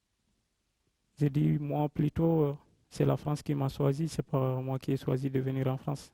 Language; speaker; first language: French; non-native, local second language; Fula